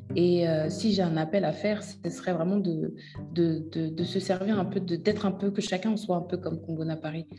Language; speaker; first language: French; native; French